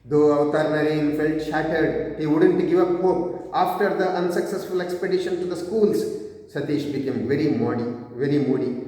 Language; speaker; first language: English; non-native, local second language; Kannada